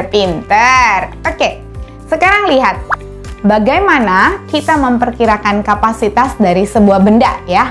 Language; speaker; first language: Indonesian; native; Indonesian